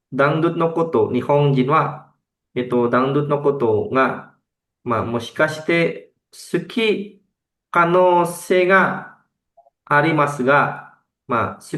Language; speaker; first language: Japanese; non-native, fluent; Indonesian